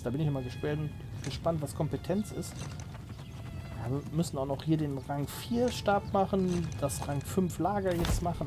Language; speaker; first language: German; native; German